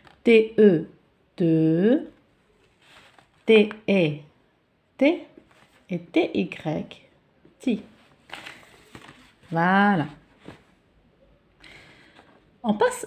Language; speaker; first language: French; non-native, local second language; Arabic